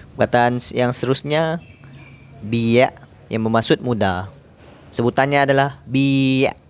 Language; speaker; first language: Malay; non-native, local second language; Iban